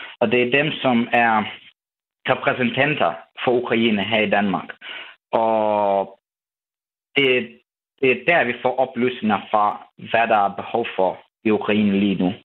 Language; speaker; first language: Danish; non-native, fluent; Ukrainian